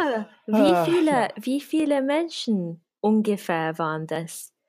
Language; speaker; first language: German; non-native, fluent; English